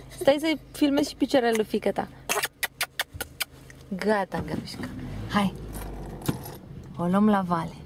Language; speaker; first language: Romanian; native; Romanian